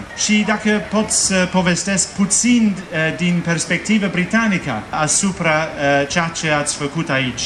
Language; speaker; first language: Romanian; non-native, fluent; English